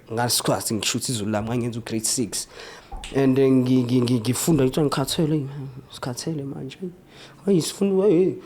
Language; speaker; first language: Zulu; native; Zulu